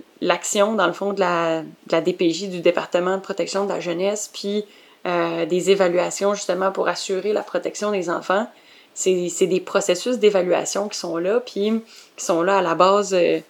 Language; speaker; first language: French; native; French